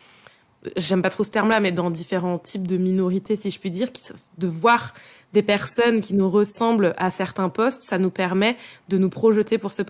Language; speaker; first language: French; native; French